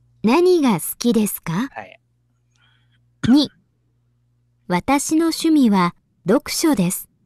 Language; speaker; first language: Japanese; non-native, learner; Filipino